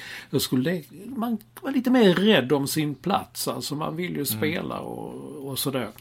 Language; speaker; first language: Swedish; native; Swedish